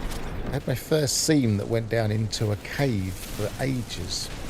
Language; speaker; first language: English; native; English